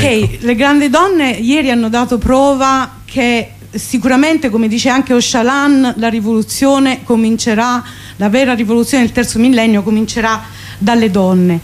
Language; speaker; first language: Italian; native; Italian